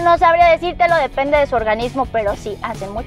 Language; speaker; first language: Spanish; native; Spanish